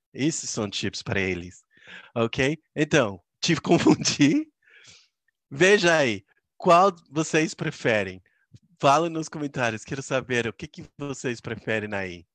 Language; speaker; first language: Portuguese; non-native, fluent; English